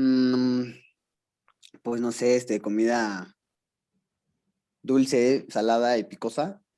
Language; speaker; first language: Spanish; native; Spanish